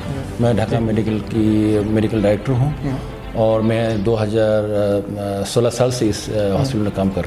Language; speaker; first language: Hindi; non-native, fluent; Bangla